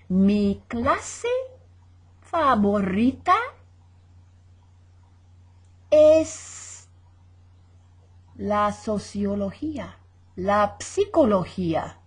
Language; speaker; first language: Spanish; non-native, fluent; English